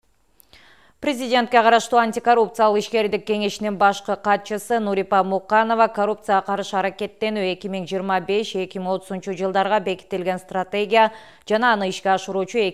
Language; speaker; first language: Kyrgyz; native; Kyrgyz